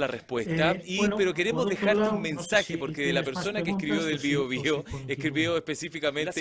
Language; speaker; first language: Spanish; native; Spanish